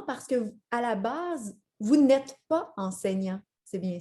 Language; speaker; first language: French; native; French